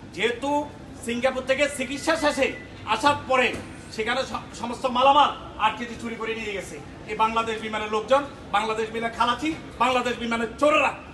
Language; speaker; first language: Bangla; native; Bangla